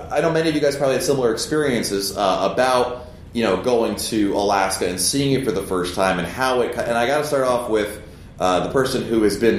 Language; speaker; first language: English; native; English